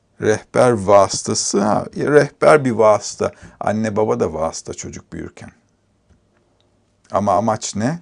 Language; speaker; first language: Turkish; native; Turkish